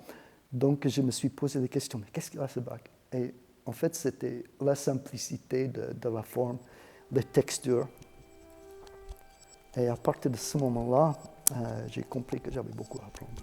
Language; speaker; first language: French; non-native, fluent; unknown